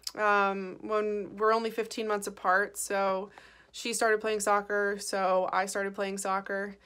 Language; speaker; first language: English; native; English